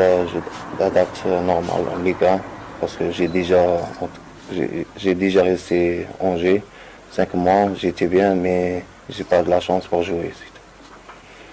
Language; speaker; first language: French; non-native, learner; Arabic